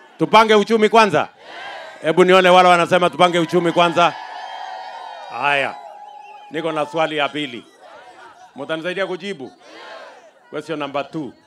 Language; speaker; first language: Swahili; non-native, local second language; Kalenjin